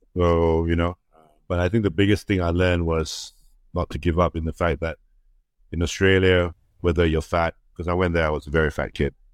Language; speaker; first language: English; early bilingual, other home language; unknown